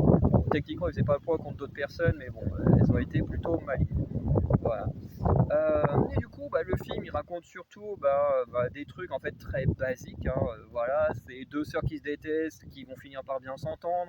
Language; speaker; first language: French; native; French